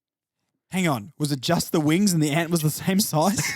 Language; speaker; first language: English; native; English